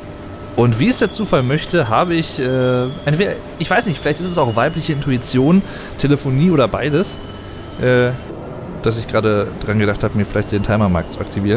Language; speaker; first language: German; native; German